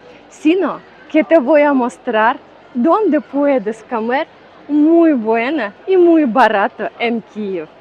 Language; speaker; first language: Spanish; non-native, learner; Ukrainian